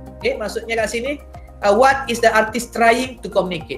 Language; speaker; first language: English; non-native, local second language; Malay